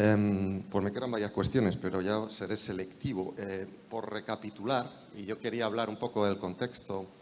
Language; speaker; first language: Spanish; native; Spanish